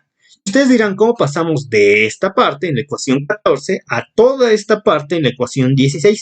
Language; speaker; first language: Spanish; native; Spanish